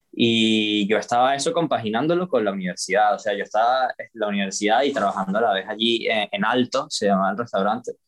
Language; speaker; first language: Spanish; native; Spanish